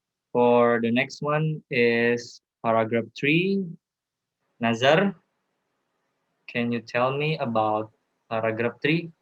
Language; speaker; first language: English; non-native, learner; Indonesian